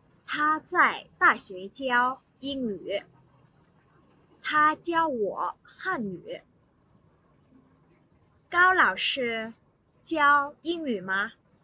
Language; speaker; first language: Chinese; non-native, fluent; Vietnamese